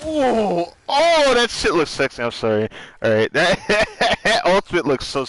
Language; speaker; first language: English; native; English